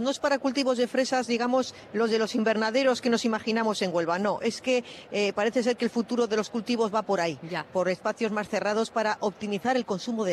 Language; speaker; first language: Spanish; native; Spanish